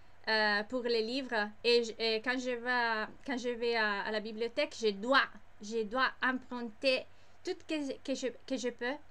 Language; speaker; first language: French; non-native, learner; English